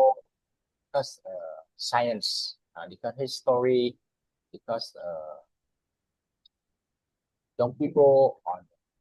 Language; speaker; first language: English; non-native, learner; Vietnamese